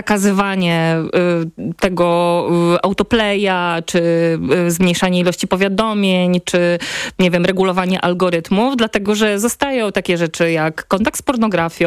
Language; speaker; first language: Polish; native; Polish